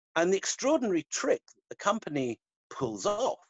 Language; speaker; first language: English; native; English